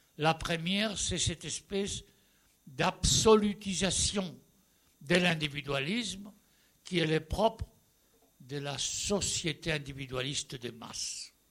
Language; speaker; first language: French; non-native, fluent; Spanish